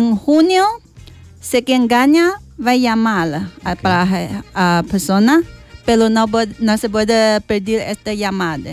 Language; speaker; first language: Spanish; non-native, learner; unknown